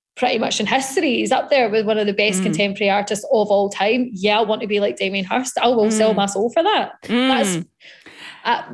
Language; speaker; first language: English; native; English